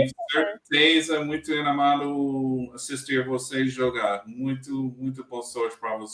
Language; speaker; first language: Portuguese; non-native, learner; English